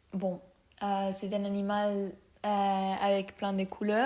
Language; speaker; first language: French; non-native, learner; Spanish